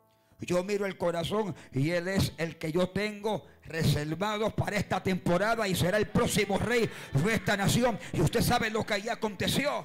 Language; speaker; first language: Spanish; native; Spanish